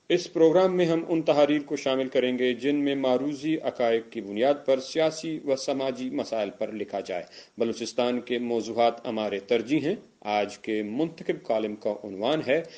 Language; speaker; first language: Urdu; non-native, local second language; Baluchi